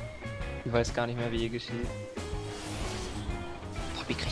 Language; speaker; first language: German; native; German